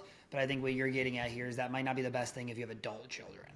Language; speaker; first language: English; native; English